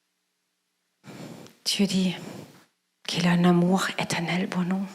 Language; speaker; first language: French; non-native, fluent; German